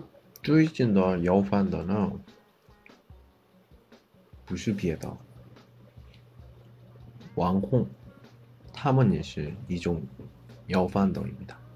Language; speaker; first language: Chinese; non-native, learner; Korean